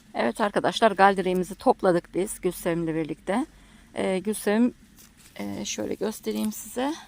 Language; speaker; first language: Turkish; native; Turkish